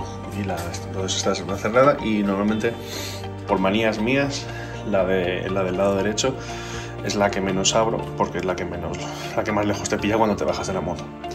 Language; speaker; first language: Spanish; native; Spanish